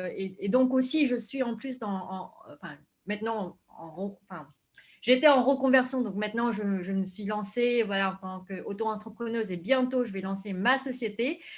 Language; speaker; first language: French; non-native, fluent; Vietnamese